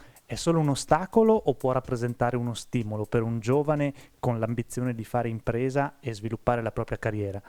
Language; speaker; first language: Italian; native; Italian